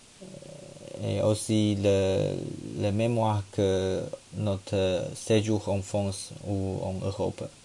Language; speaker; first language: French; non-native, learner; Chinese